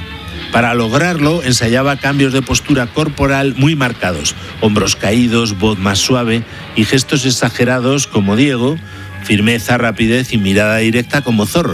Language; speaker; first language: Spanish; native; Spanish